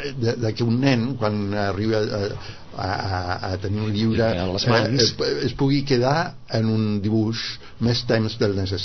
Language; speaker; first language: Catalan; non-native, fluent; Spanish